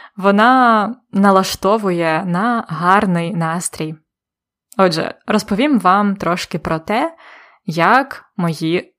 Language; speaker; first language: Ukrainian; native; Ukrainian